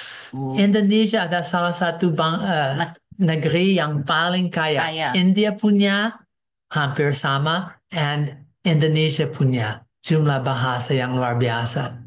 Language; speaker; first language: Indonesian; non-native, fluent; English